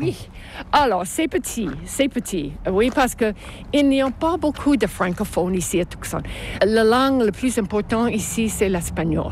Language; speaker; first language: French; non-native, local second language; English